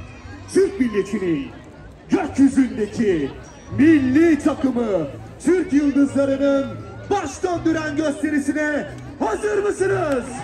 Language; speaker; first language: Turkish; native; Turkish